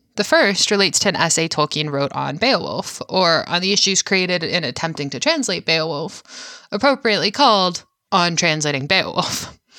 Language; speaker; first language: English; native; English